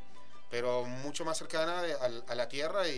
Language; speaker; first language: Spanish; native; Spanish